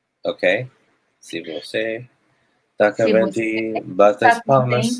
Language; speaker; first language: Portuguese; non-native, learner; English